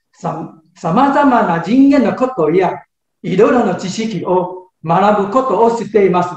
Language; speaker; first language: Japanese; non-native, fluent; Chinese